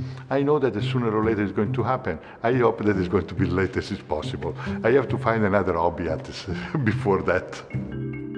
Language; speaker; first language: English; non-native, fluent; Italian